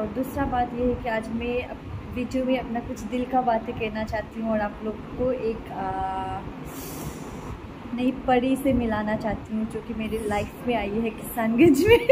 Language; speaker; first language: Hindi; non-native, local second language; Nepali